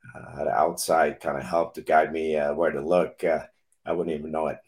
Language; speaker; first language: English; non-native, fluent; Czech